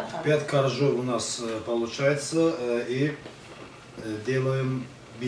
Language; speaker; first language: Russian; non-native, learner; Azerbaijani